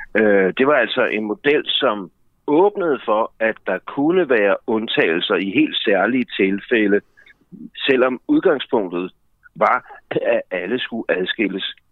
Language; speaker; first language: Danish; native; Danish